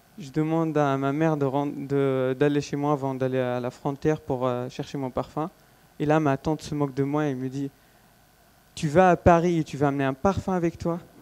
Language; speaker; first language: French; non-native, fluent; Arabic